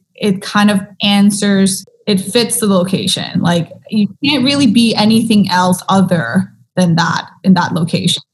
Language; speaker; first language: English; early bilingual, other home language; Thai